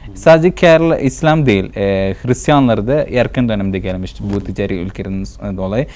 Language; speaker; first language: Turkish; non-native, fluent; Malayalam